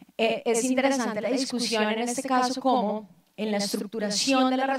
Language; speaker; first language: Spanish; native; Spanish